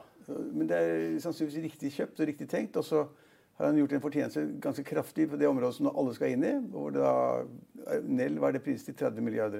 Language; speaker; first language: Norwegian; native; Norwegian